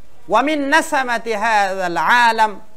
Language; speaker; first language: Arabic; non-native, fluent; Bangla